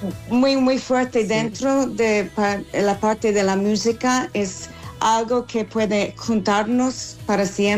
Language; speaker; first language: Spanish; non-native, fluent; English